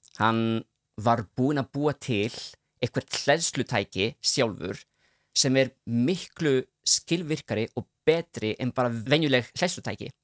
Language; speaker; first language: Icelandic; non-native, fluent; Italian